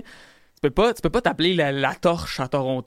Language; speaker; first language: French; native; French